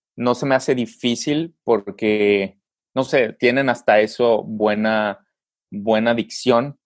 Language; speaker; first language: Spanish; native; Spanish